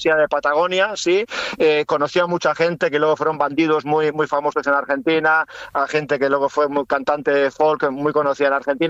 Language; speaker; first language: Spanish; native; Spanish